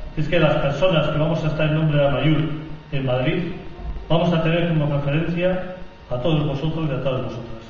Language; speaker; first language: Spanish; native; Spanish